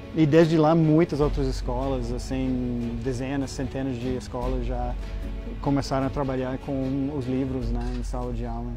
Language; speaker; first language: Portuguese; non-native, fluent; English